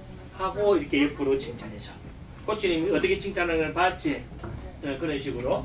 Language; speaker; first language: Korean; native; Korean